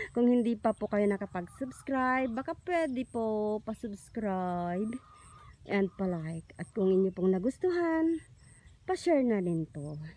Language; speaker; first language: Filipino; non-native, local second language; Iloko